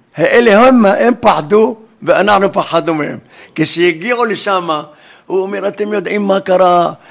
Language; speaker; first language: Hebrew; non-native, fluent; Arabic